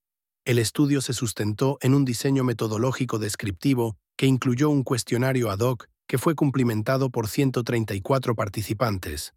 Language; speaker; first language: Spanish; native; Spanish